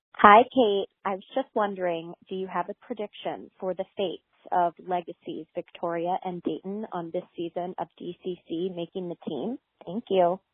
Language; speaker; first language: English; native; English